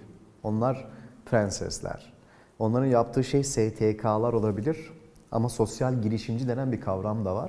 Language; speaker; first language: Turkish; native; Turkish